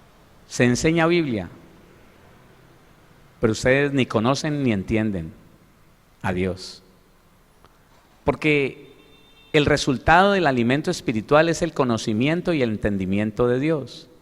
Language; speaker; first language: Spanish; native; Spanish